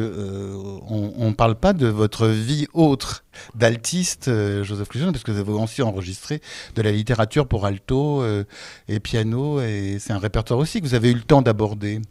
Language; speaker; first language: French; native; French